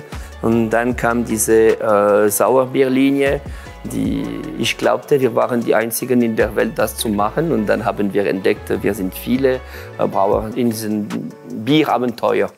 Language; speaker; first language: German; non-native, local second language; French